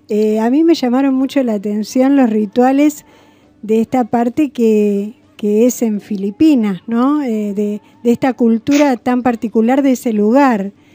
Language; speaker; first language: Spanish; native; Spanish